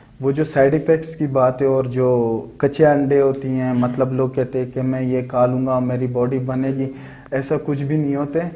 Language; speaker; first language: Urdu; non-native, local second language; Pashto